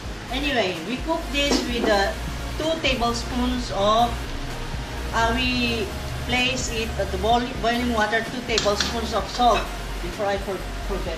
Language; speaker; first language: English; non-native, local second language; Cebuano